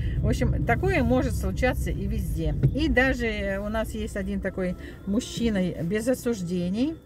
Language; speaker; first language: Russian; native; Russian